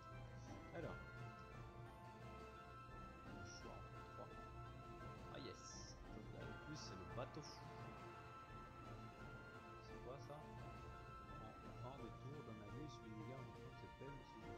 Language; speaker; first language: French; native; French